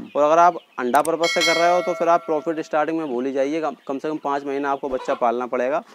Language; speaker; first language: Hindi; native; Hindi